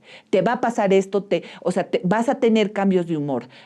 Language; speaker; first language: Spanish; native; Spanish